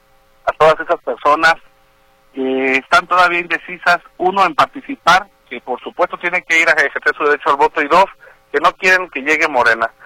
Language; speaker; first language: Spanish; native; Spanish